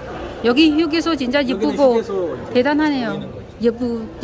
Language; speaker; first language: Korean; non-native, learner; Vietnamese